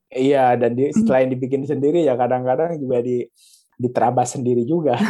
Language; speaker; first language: Indonesian; native; Indonesian